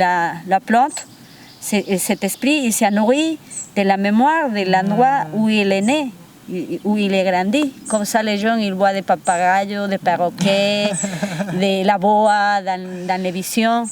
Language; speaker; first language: French; non-native, fluent; Spanish